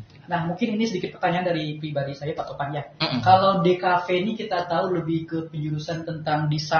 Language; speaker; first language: Indonesian; native; Indonesian